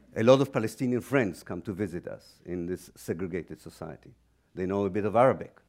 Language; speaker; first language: English; non-native, fluent; Hebrew